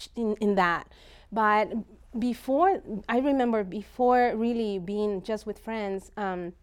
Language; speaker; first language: English; non-native, fluent; Spanish